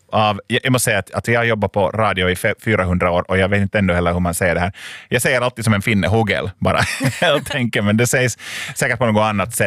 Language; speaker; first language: Swedish; native; Swedish